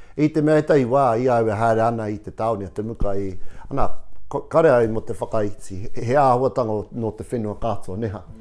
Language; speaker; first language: Māori; non-native, local second language; English